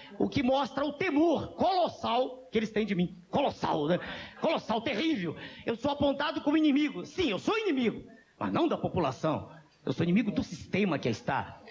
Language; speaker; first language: Portuguese; native; Portuguese